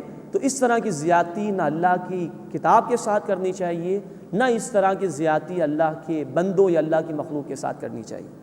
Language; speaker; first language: Urdu; native; Urdu